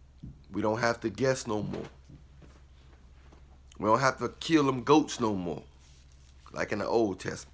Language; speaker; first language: English; native; English